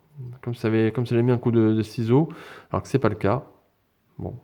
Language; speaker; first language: French; native; French